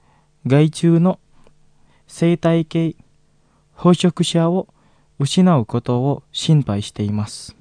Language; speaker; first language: Japanese; non-native, fluent; Indonesian